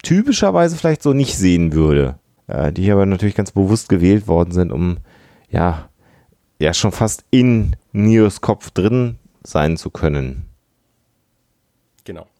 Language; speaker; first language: German; native; German